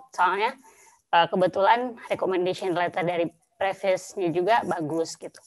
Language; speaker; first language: Indonesian; native; Indonesian